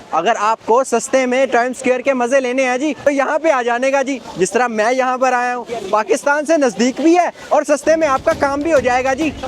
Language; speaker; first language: Urdu; native; Urdu